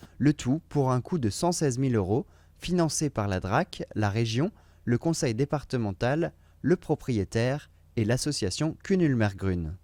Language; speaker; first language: French; native; French